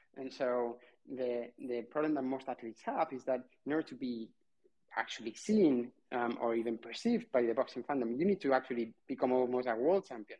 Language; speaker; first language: English; non-native, fluent; Spanish